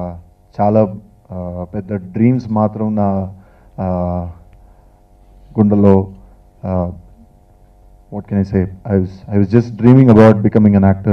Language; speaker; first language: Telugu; non-native, learner; Tamil